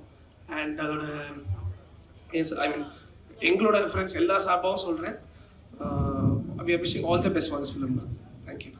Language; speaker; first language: Tamil; non-native, learner; Malayalam